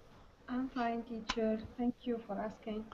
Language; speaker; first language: English; non-native, learner; Arabic